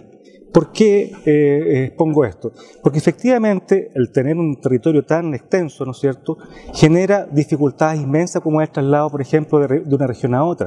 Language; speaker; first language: Spanish; native; Spanish